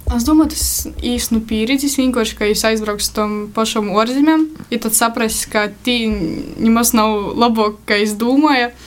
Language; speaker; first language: Latvian; native; Latvian